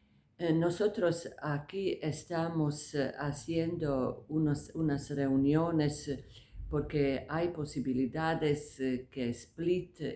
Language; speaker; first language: Spanish; non-native, fluent; Croatian